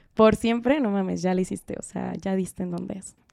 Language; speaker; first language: Spanish; native; Spanish